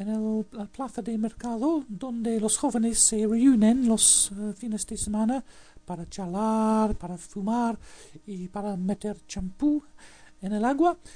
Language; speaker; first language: Spanish; non-native, fluent; English